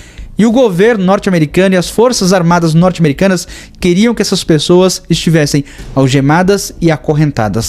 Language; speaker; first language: Portuguese; native; Portuguese